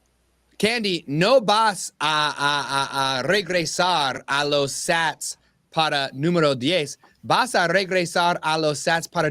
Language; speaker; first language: Spanish; non-native, learner; English